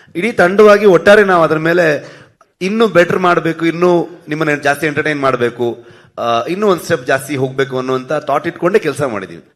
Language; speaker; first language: Kannada; native; Kannada